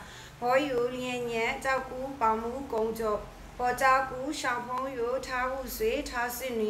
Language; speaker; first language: Chinese; non-native, learner; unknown